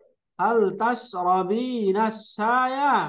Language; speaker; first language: Arabic; non-native, fluent; Bangla